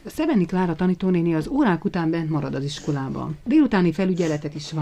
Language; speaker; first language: Hungarian; native; Hungarian